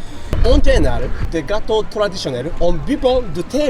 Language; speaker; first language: French; non-native, learner; Japanese